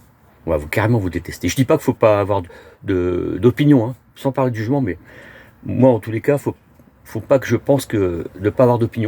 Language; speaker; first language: French; native; French